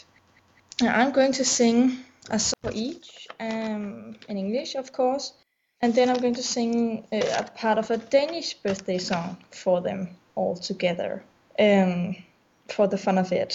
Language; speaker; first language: English; non-native, fluent; Danish